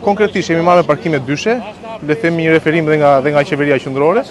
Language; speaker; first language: Albanian; native; Albanian